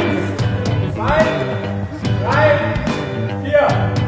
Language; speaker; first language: German; native; German